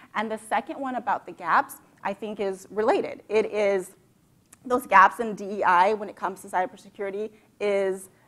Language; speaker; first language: English; native; English